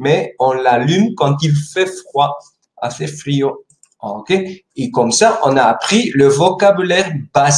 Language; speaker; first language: French; non-native, fluent; Spanish